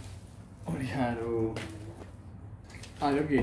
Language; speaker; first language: Korean; non-native, learner; Spanish